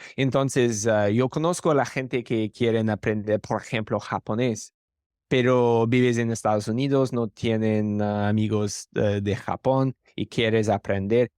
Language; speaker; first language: Spanish; non-native, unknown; English